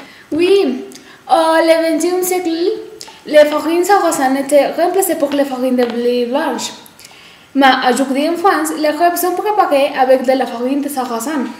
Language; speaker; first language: French; non-native, learner; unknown